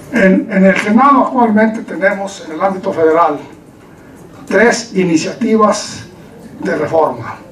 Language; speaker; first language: Spanish; native; Spanish